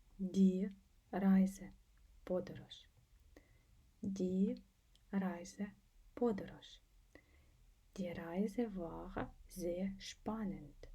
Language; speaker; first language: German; non-native, fluent; Ukrainian